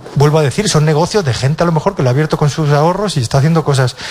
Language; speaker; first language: Spanish; native; Spanish